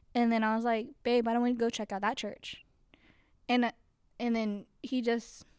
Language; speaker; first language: English; early bilingual, other home language; Chinese